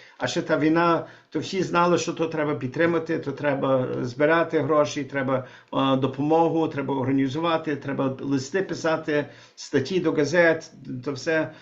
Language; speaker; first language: Ukrainian; early bilingual, heritage; Ukrainian